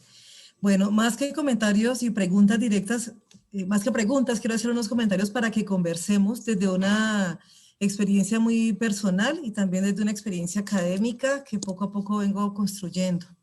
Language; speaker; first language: Spanish; native; Spanish